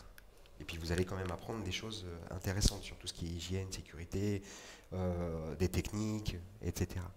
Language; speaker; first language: French; native; French